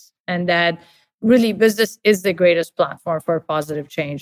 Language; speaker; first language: English; non-native, fluent; Persian